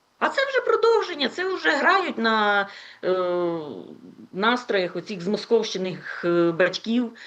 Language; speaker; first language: Ukrainian; native; Ukrainian